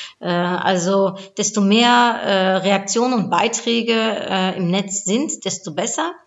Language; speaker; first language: German; non-native, fluent; Dutch